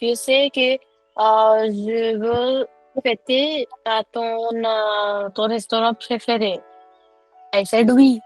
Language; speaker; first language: French; non-native, fluent; Hindi